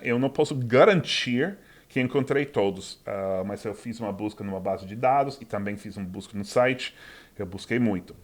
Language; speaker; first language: Portuguese; non-native, fluent; English